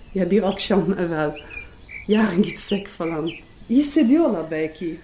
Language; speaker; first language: Turkish; non-native, fluent; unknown